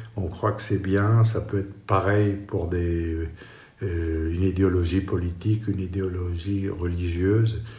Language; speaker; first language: French; non-native, fluent; Spanish